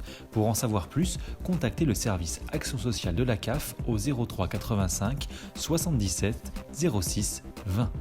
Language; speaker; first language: French; native; French